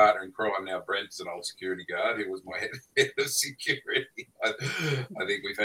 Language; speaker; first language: English; native; English